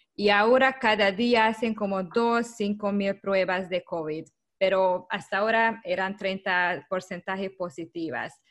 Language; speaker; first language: Spanish; non-native, learner; Hungarian